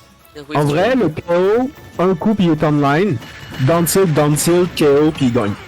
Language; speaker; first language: French; native; French